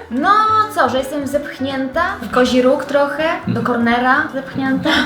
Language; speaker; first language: Polish; native; Polish